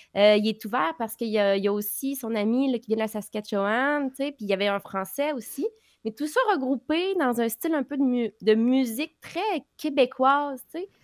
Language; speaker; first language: French; native; French